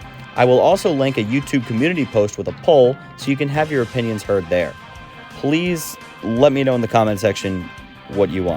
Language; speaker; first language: English; native; English